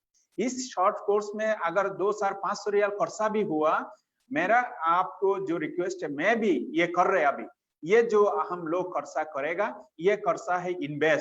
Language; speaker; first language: Hindi; non-native, fluent; Bangla